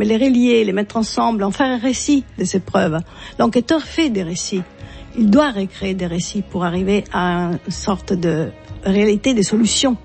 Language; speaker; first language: French; non-native, fluent; Italian